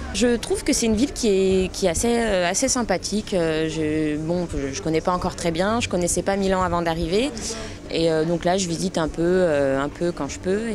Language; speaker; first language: French; native; French